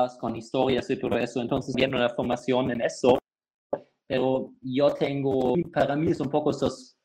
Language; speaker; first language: Spanish; non-native, fluent; German